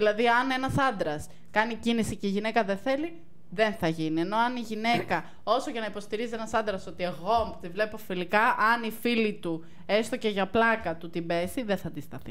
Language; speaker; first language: Greek; native; Greek